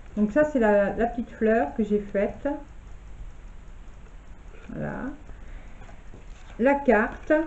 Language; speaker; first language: French; native; French